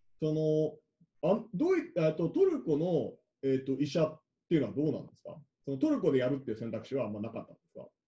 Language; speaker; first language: Japanese; native; Japanese